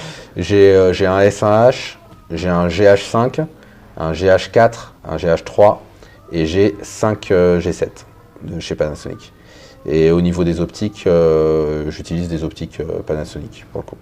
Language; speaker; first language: French; native; French